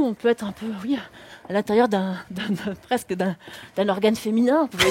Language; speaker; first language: French; native; French